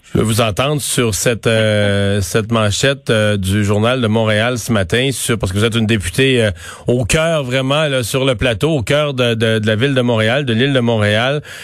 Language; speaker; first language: French; native; French